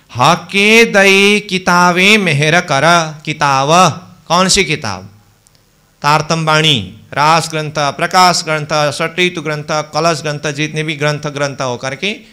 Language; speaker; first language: Hindi; native; Hindi